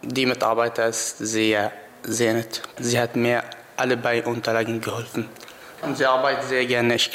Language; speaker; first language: German; non-native, learner; Arabic